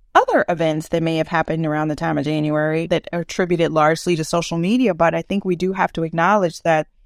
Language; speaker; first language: English; native; English